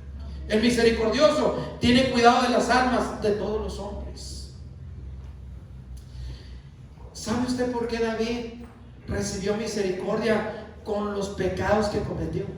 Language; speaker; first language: Spanish; native; Spanish